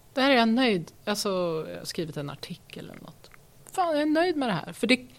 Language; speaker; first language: Swedish; native; Swedish